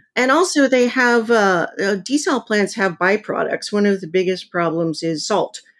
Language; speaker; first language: English; native; English